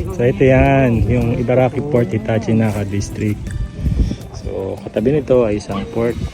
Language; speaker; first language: Filipino; native; Filipino